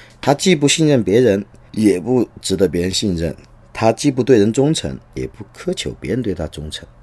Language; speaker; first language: Chinese; native; Chinese